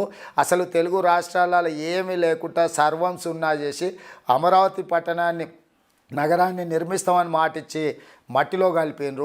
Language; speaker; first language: Telugu; native; Telugu